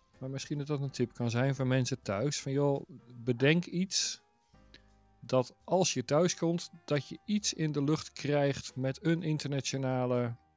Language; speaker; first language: Dutch; native; Dutch